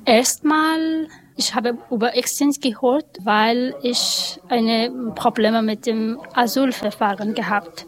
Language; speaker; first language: German; non-native, learner; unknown